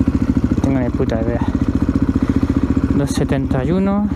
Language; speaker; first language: Spanish; native; Spanish